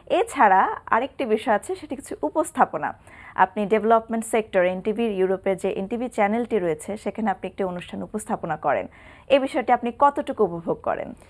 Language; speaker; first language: Bangla; native; Bangla